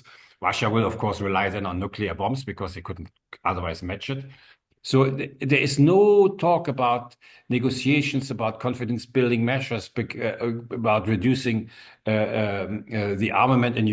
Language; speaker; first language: English; non-native, fluent; German